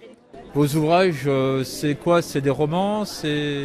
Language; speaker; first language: French; native; French